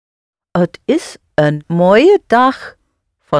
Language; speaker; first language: Dutch; non-native, learner; English